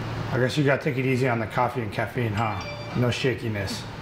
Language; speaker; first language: English; native; English